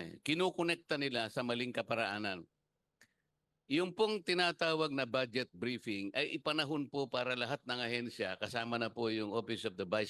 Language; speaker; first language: Filipino; native; Filipino